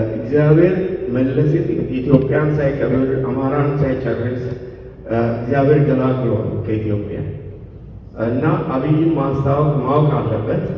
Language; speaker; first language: Amharic; non-native, local second language; Sidamo